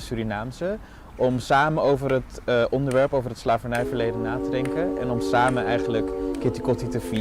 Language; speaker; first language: Dutch; native; Dutch